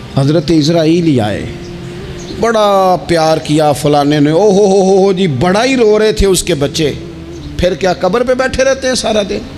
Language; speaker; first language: Urdu; non-native, local second language; Punjabi